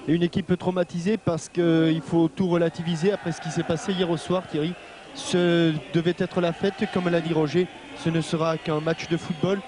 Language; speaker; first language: French; native; French